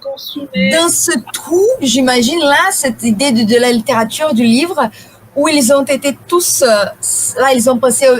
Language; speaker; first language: French; non-native, fluent; Portuguese